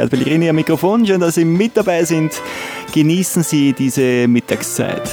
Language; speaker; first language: German; native; German